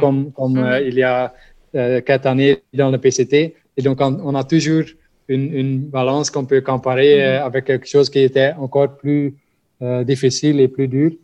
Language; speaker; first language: French; non-native, local second language; Dutch